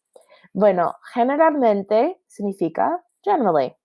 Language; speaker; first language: Spanish; non-native, fluent; English